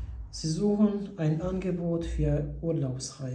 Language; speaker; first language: German; non-native, fluent; Albanian